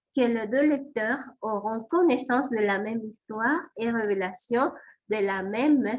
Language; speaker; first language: French; non-native, fluent; Spanish